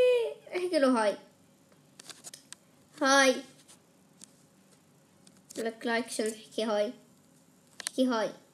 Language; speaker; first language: Arabic; native; Arabic